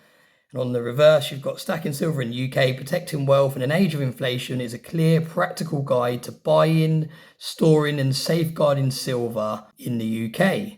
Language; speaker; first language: English; native; English